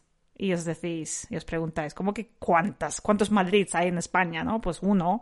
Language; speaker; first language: Spanish; native; Spanish